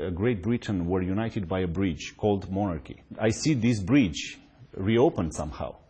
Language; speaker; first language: English; non-native, fluent; Romanian